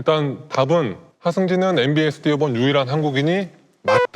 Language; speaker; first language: Korean; native; Korean